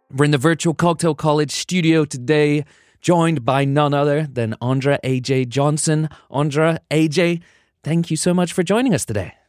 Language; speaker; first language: English; native; English